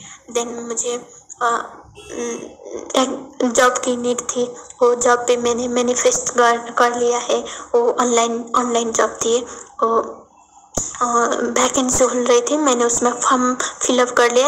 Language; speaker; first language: Hindi; non-native, learner; Nepali